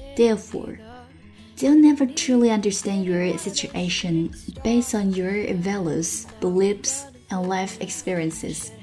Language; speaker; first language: English; non-native, fluent; Chinese